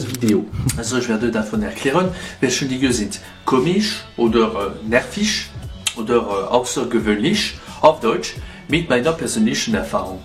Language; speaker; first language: German; non-native, learner; French